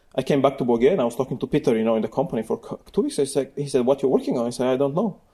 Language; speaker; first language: English; non-native, fluent; Bulgarian